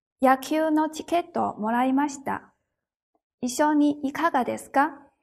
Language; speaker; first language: Japanese; non-native, fluent; Chinese